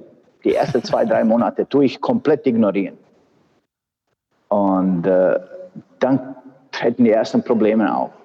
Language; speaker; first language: German; non-native, fluent; Bosnian